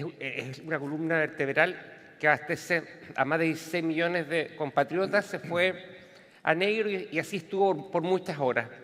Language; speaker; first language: Spanish; native; Spanish